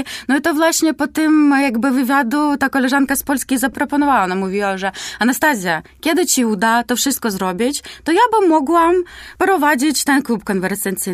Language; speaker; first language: Polish; non-native, learner; Ukrainian